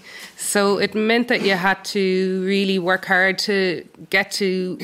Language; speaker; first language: English; native; English